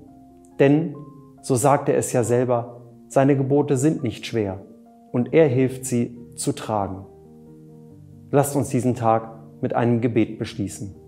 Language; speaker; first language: German; native; German